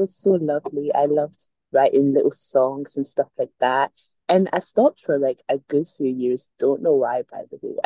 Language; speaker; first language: English; native; English